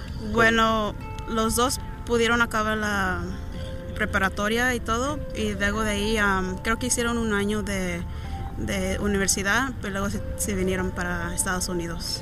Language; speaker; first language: Spanish; early bilingual, heritage; Spanish